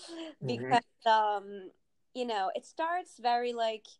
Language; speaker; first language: English; early bilingual, other home language; Italian